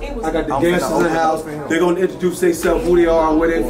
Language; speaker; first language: English; native; English